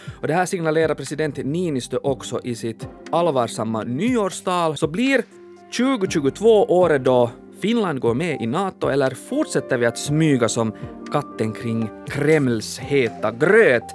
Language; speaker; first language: Swedish; native; Swedish